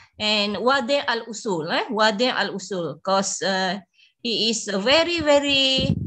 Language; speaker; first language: English; non-native, local second language; Malay